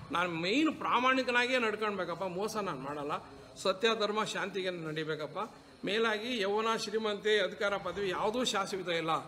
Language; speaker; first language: Kannada; native; Kannada